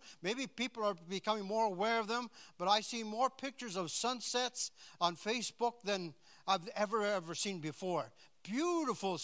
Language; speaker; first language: English; native; English